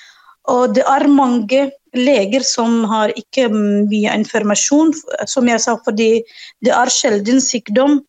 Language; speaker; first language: Norwegian; non-native, learner; Arabic